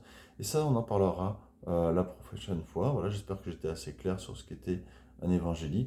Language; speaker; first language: French; native; French